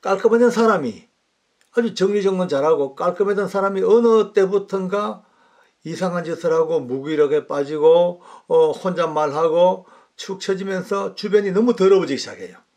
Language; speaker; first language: Korean; native; Korean